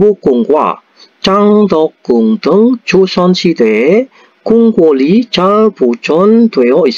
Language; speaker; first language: Korean; non-native, fluent; Indonesian